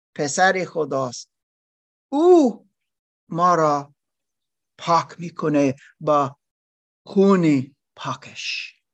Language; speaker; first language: Persian; non-native, learner; German